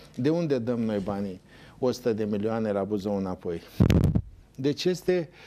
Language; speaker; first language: Romanian; native; Romanian